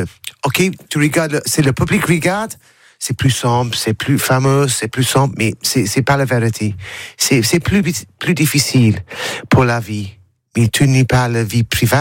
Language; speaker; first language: French; non-native, learner; English